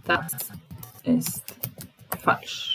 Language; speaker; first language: German; non-native, fluent; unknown